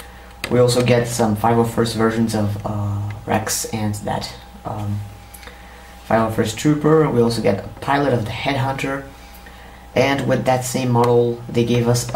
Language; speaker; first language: English; native; English